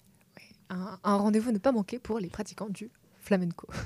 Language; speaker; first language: French; native; French